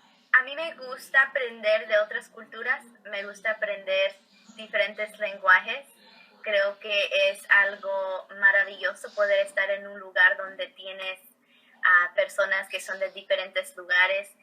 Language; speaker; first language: Spanish; early bilingual, heritage; Spanish